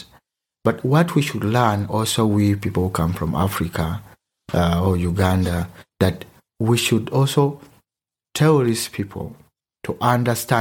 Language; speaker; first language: English; non-native, local second language; Ganda